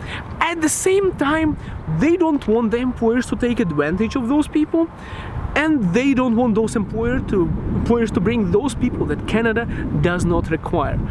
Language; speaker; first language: English; non-native, local second language; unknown